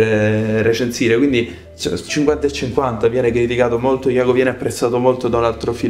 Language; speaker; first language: Italian; native; Italian